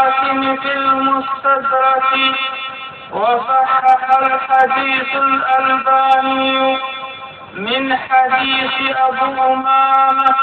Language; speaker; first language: Arabic; native; Arabic